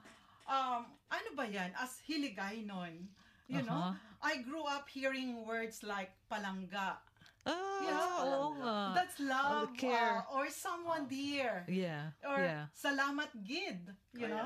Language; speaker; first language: English; non-native, local second language; Hiligaynon